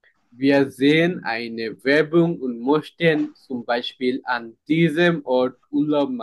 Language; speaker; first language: German; non-native, fluent; Bangla